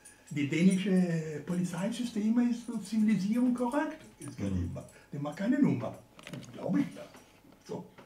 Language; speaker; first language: German; non-native, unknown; Italian